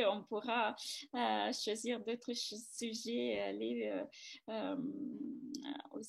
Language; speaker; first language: French; non-native, fluent; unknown